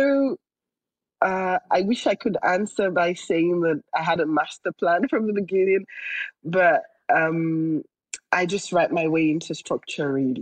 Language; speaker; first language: English; non-native, local second language; Yoruba